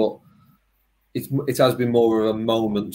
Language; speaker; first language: English; native; English